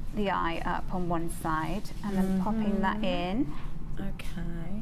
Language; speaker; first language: English; native; English